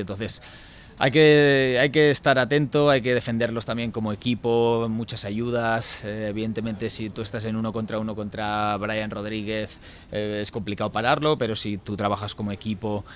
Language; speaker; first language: Spanish; native; Spanish